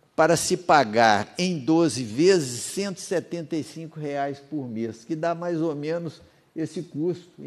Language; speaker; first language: Portuguese; native; Portuguese